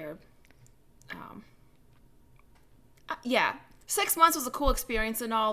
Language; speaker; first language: English; early bilingual, other home language; Ukrainian